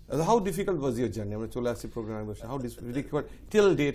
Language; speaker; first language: English; non-native, local second language; Bangla